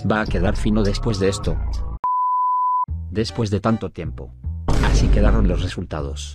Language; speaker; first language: Spanish; native; Spanish